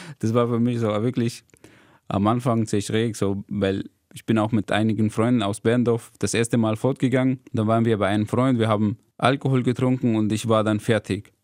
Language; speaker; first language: German; non-native, fluent; Arabic